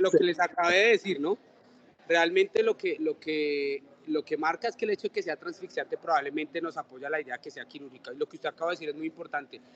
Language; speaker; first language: Spanish; native; Spanish